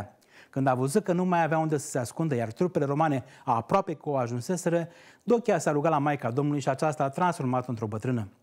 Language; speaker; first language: Romanian; native; Romanian